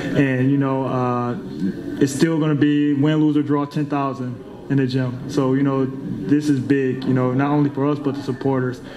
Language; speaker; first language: English; native; English